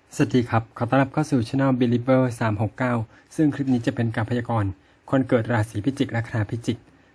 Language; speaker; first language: Thai; native; Thai